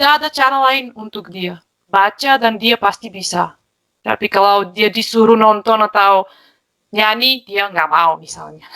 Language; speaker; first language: Indonesian; non-native, fluent; Bulgarian